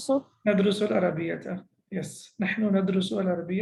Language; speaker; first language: Arabic; non-native, fluent; Urdu